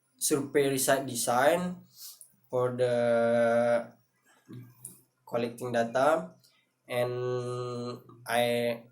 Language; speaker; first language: English; non-native, learner; Indonesian